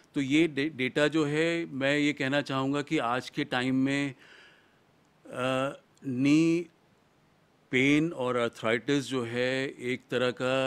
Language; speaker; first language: Hindi; native; Hindi